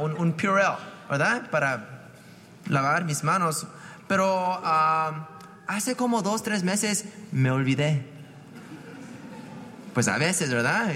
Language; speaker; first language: Spanish; non-native, fluent; English